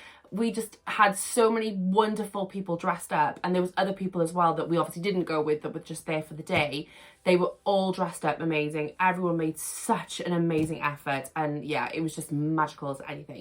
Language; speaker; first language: English; native; English